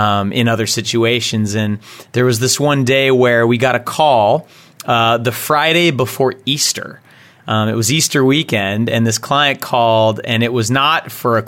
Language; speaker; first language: English; native; English